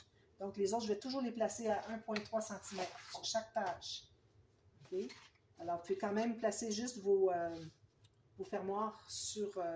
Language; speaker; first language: French; native; French